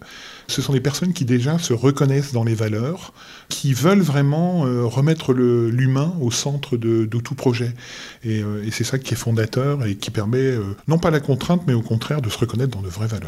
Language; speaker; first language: French; native; French